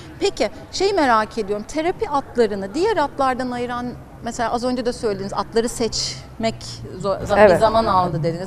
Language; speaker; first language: Turkish; native; Turkish